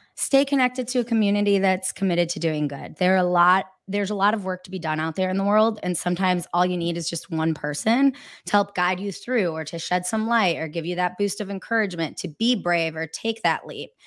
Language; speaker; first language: English; native; English